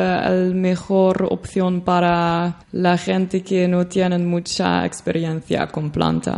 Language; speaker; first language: Spanish; non-native, learner; Dutch